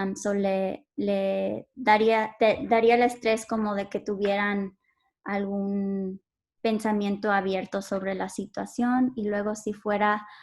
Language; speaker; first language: Spanish; early bilingual, heritage; Spanish